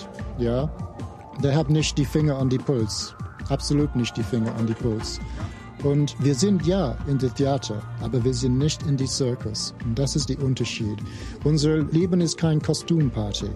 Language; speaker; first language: German; non-native, fluent; English